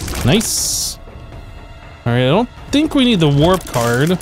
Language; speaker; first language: English; native; English